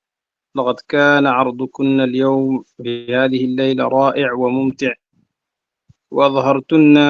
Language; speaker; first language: Arabic; non-native, fluent; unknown